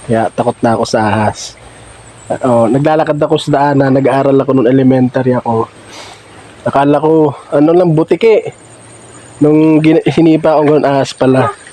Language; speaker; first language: Filipino; native; Filipino